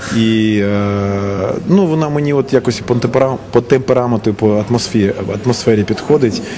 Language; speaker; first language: Ukrainian; native; Ukrainian